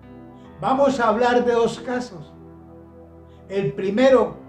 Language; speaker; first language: Spanish; native; Spanish